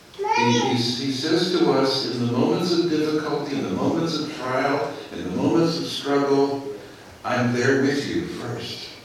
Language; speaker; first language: English; native; English